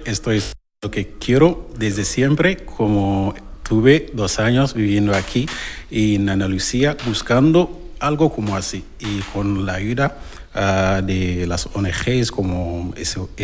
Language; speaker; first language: Spanish; non-native, learner; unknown